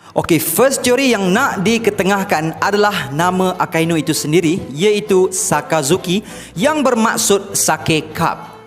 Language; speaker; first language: Malay; native; Malay